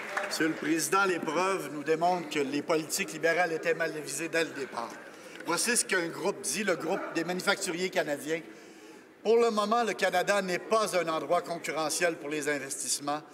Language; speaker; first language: French; native; French